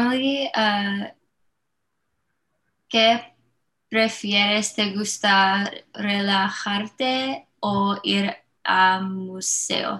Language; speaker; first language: Spanish; non-native, learner; English